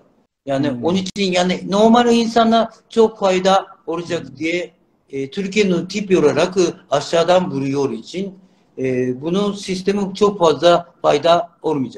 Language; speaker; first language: Turkish; non-native, learner; Japanese